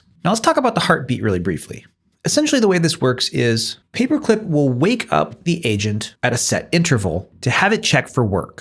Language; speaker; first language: English; native; English